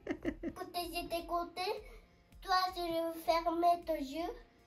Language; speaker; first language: French; early bilingual, heritage; French